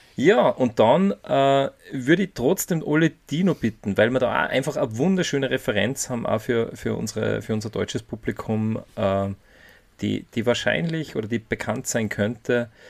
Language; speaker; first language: German; native; German